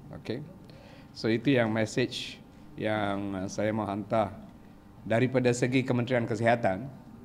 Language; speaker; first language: Malay; non-native, local second language; Tamil